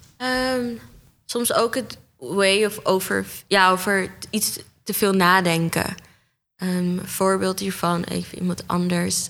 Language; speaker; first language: Dutch; native; Dutch